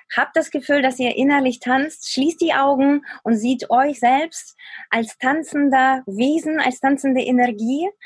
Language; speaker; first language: German; non-native, fluent; Ukrainian